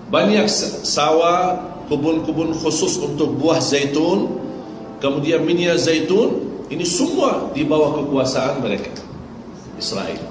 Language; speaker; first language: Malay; non-native, fluent; Arabic